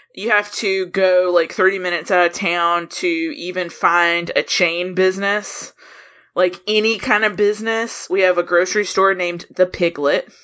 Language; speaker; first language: English; native; English